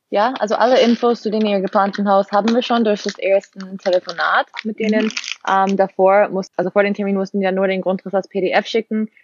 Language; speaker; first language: German; non-native, fluent; English